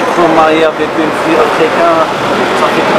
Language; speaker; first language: French; non-native, local second language; Arabic